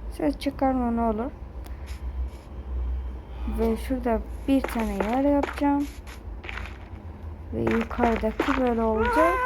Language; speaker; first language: Turkish; early bilingual, other home language; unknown